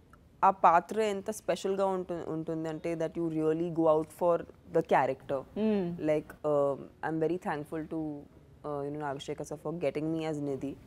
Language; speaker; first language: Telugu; non-native, fluent; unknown